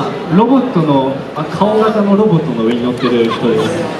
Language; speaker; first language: Japanese; non-native, fluent; French